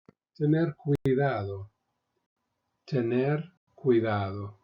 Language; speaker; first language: Spanish; non-native, fluent; English